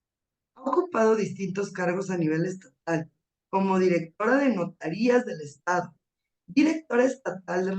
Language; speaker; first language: Spanish; native; Spanish